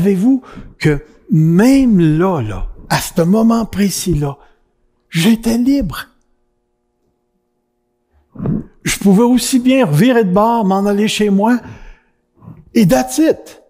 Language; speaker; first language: French; native; French